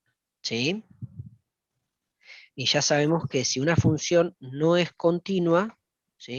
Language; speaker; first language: Spanish; native; Spanish